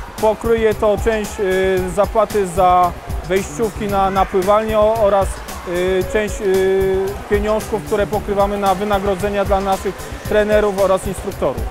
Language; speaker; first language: Polish; native; Polish